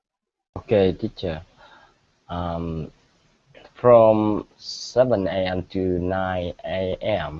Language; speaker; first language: English; non-native, learner; Vietnamese